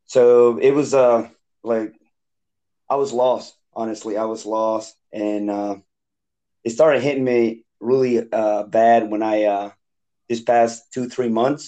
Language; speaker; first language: English; non-native, fluent; Spanish